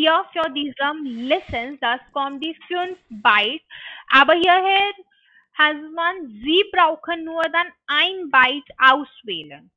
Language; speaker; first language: German; non-native, learner; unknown